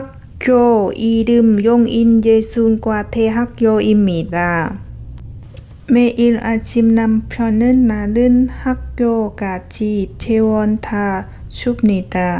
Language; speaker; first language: Korean; non-native, learner; Lao